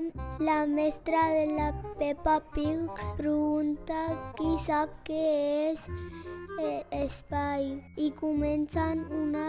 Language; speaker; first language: Catalan; non-native, learner; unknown